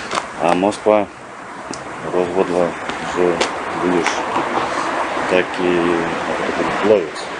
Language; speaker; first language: Slovak; non-native, learner; Russian